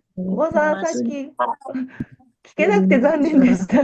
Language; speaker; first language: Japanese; non-native, fluent; Korean